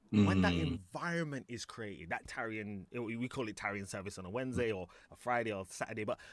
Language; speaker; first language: English; native; English